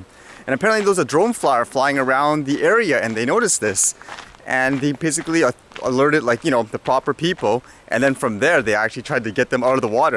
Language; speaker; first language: English; native; English